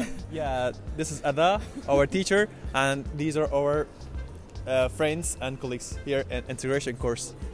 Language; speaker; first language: English; non-native, learner; Persian